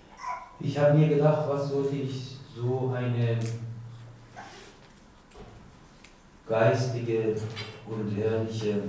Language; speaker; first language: German; non-native, learner; Persian